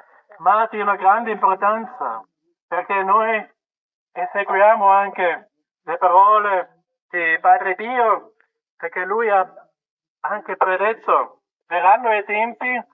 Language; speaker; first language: Italian; non-native, fluent; German